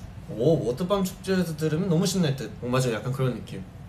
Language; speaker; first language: Korean; early bilingual, heritage; Korean